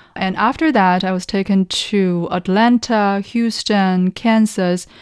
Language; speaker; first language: English; non-native, fluent; Chinese